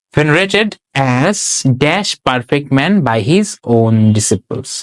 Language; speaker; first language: English; non-native, local second language; Bangla